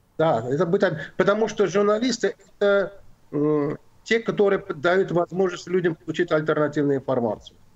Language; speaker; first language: Russian; non-native, local second language; Azerbaijani